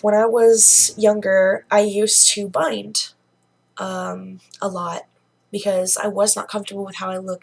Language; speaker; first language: English; native; English